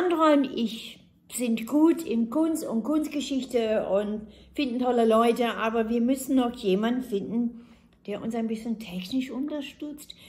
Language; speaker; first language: German; non-native, fluent; English